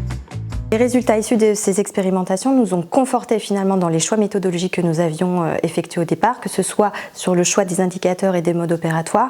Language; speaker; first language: French; native; French